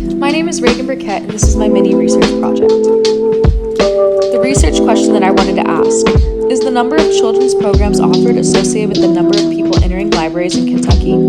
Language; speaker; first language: English; native; English